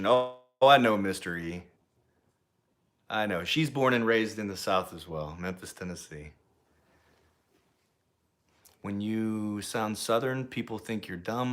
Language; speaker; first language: English; native; English